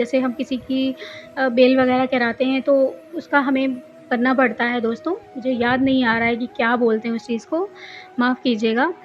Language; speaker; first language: Hindi; native; Hindi